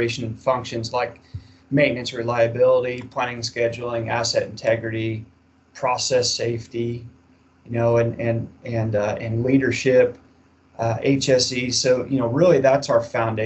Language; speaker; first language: English; native; English